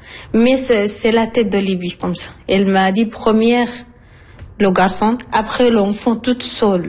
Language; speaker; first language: French; non-native, learner; Arabic